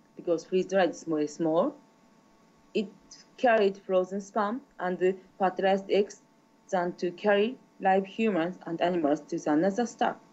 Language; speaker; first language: English; non-native, learner; Japanese